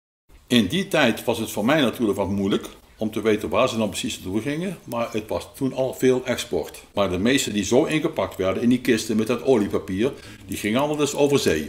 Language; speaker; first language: Dutch; native; Dutch